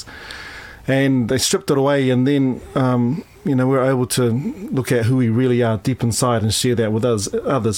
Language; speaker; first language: English; native; English